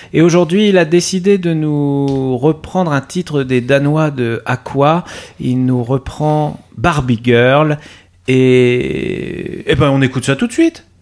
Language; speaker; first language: French; native; French